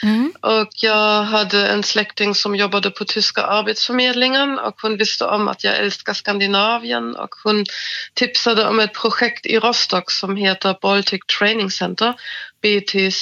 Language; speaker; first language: Swedish; non-native, fluent; German